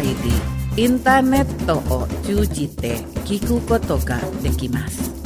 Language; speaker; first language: Japanese; non-native, fluent; Indonesian